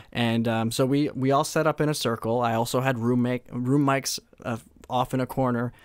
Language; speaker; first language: English; native; English